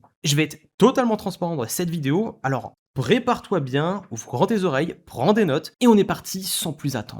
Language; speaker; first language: French; native; French